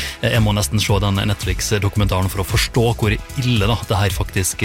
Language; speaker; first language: Norwegian; native; Norwegian